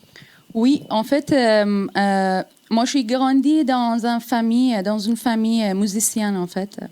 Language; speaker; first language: French; non-native, fluent; Persian